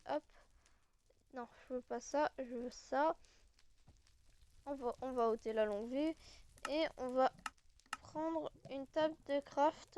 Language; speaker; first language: French; native; French